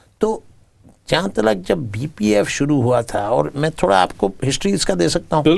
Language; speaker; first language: Urdu; native; Urdu